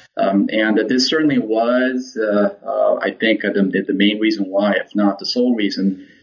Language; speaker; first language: English; early bilingual, other home language; Korean